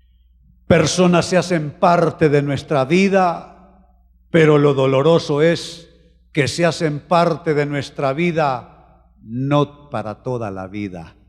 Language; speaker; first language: Spanish; native; Spanish